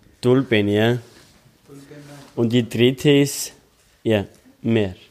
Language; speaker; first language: German; non-native, learner; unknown